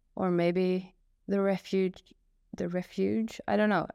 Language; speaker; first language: English; non-native, fluent; Swedish